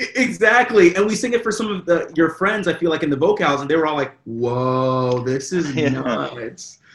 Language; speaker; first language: English; native; English